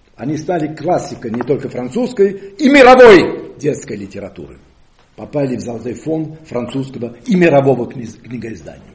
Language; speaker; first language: Russian; non-native, fluent; Occitan